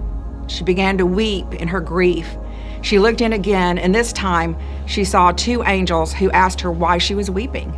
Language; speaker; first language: English; native; English